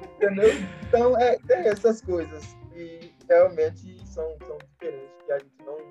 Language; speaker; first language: Portuguese; non-native, fluent; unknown